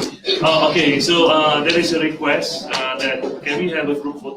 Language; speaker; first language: English; non-native, local second language; Malay